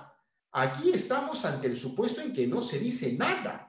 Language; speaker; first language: Spanish; native; Spanish